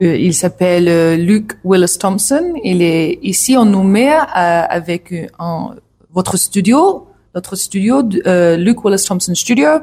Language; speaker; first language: French; non-native, learner; English